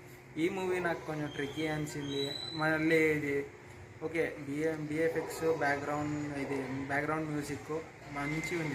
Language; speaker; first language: Telugu; non-native, local second language; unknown